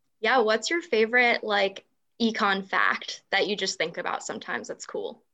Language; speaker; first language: English; native; English